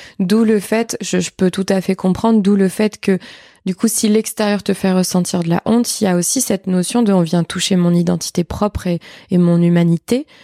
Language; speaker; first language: French; native; French